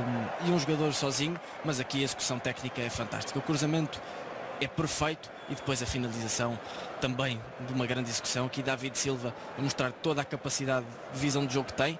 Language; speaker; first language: Portuguese; native; Portuguese